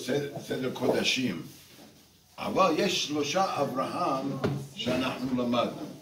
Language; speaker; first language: Hebrew; non-native, fluent; English